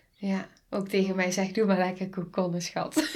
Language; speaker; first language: Dutch; native; Dutch